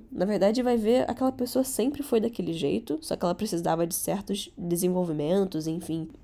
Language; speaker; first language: Portuguese; early bilingual, other home language; Catalan